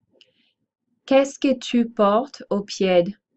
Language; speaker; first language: French; non-native, fluent; English